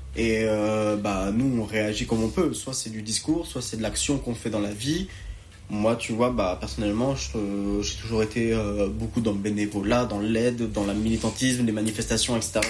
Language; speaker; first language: French; native; French